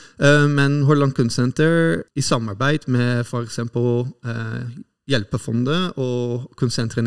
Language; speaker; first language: Norwegian; non-native, fluent; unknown